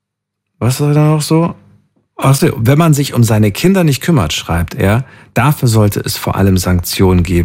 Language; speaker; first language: German; native; German